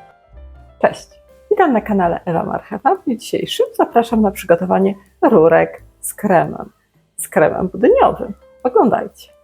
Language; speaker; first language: Polish; native; Polish